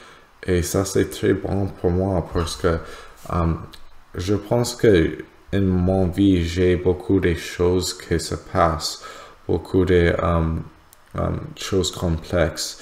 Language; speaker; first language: French; non-native, learner; English